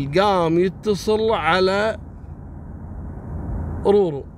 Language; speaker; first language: Arabic; native; Arabic